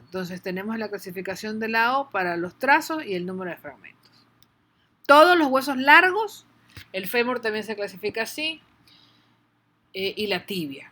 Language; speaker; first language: Spanish; native; Spanish